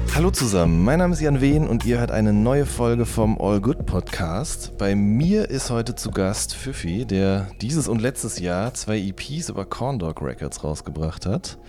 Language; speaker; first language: German; native; German